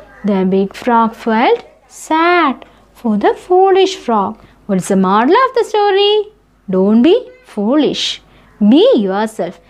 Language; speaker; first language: English; non-native, local second language; Malayalam